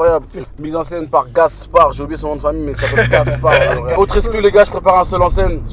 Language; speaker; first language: French; native; French